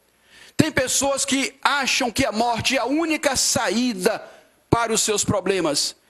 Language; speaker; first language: Portuguese; native; Portuguese